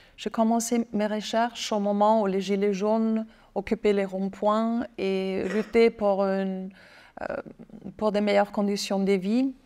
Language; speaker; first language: French; non-native, fluent; German